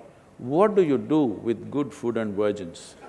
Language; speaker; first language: English; non-native, local second language; Kannada